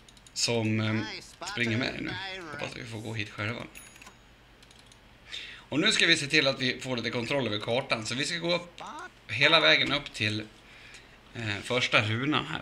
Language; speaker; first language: Swedish; native; Swedish